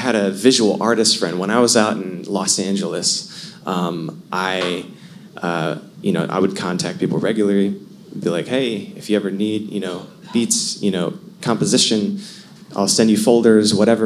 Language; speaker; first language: English; native; English